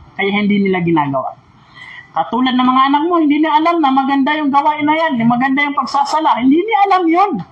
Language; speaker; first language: Filipino; non-native, local second language; Maranao